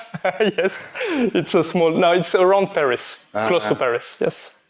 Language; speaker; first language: English; non-native, learner; French